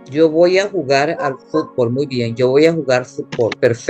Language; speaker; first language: Spanish; non-native, fluent; English